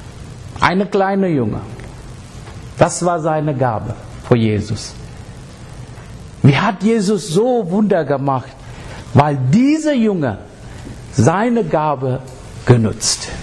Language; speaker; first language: German; non-native, learner; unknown